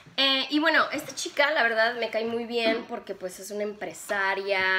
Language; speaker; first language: Spanish; native; Spanish